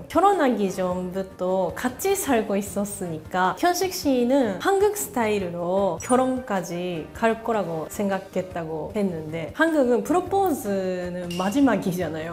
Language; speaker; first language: Korean; non-native, learner; Japanese